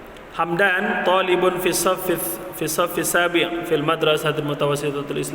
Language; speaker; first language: Arabic; non-native, fluent; Indonesian